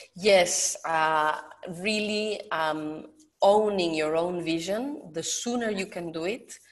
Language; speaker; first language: English; non-native, fluent; Spanish